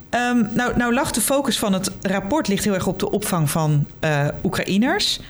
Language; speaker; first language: Dutch; native; Dutch